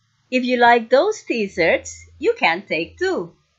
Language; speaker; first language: English; non-native, fluent; Indonesian